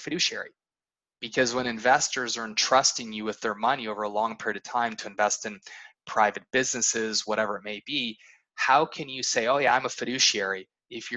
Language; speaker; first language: English; native; English